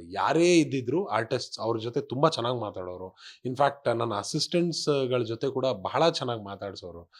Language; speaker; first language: Kannada; non-native, local second language; Kodava